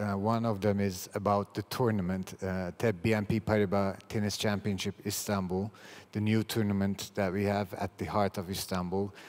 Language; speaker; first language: English; non-native, fluent; Turkish